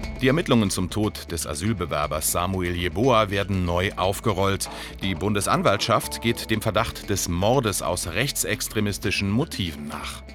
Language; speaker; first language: German; native; German